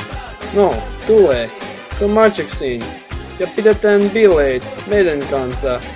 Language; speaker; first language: Finnish; non-native, learner; English